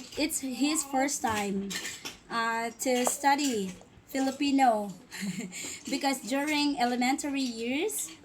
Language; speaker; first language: English; non-native, local second language; Filipino